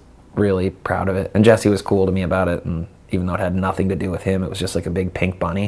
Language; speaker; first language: English; native; English